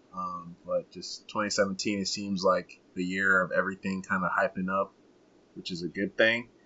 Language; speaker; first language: English; non-native, local second language; Kinyarwanda